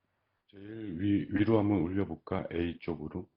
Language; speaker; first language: Korean; native; Korean